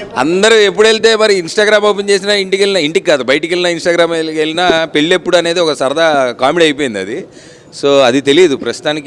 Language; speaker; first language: Telugu; native; Telugu